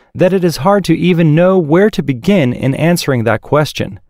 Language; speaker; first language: English; native; English